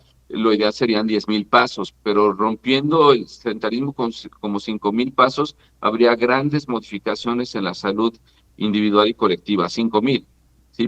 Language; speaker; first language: Spanish; native; Spanish